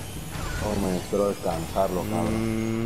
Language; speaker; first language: Spanish; native; Spanish